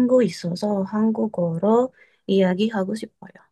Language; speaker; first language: Korean; non-native, learner; Indonesian